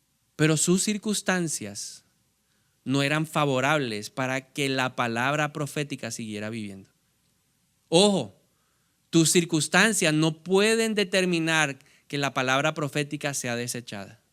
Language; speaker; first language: Spanish; native; Spanish